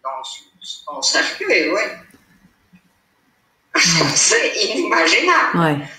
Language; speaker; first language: French; non-native, fluent; Armenian